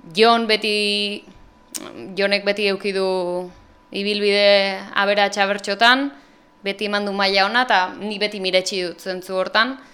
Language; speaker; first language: Basque; native; Basque